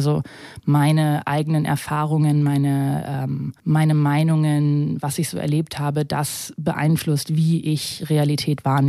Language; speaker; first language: German; native; German